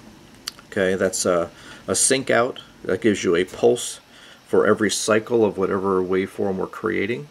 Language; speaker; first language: English; native; English